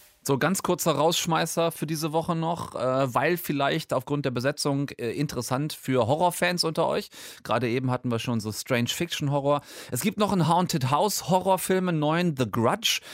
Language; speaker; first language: German; native; German